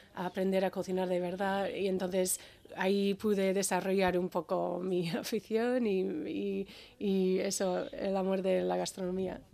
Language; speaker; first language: Spanish; non-native, fluent; English